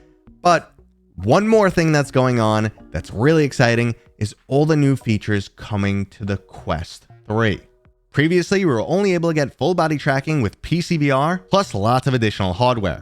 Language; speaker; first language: English; native; English